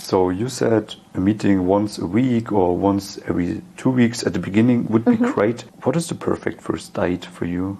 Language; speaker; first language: English; non-native, fluent; German